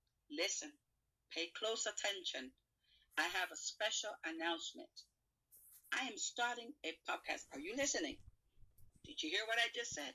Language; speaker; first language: English; non-native, fluent; Spanish